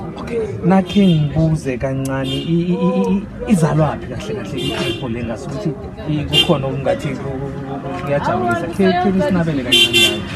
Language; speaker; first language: Zulu; non-native, local second language; South Ndebele